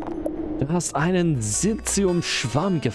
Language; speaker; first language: German; non-native, fluent; English